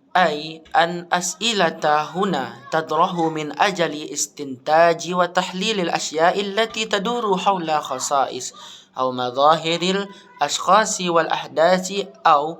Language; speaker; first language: Arabic; non-native, learner; Indonesian